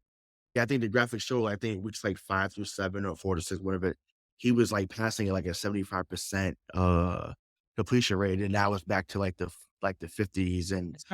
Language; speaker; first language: English; native; English